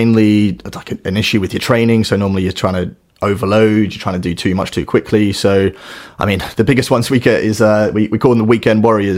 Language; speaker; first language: English; native; English